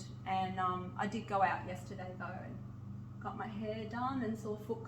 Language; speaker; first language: English; native; English